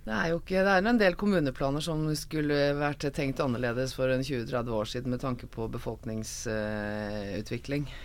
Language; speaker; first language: Norwegian; native; Norwegian